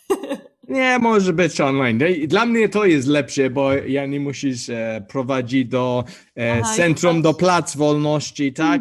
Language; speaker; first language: Polish; non-native, learner; English